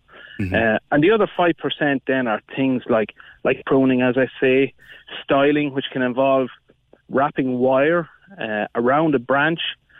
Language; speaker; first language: English; native; English